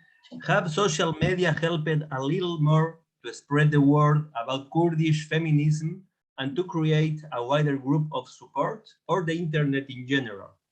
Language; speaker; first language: English; non-native, fluent; Spanish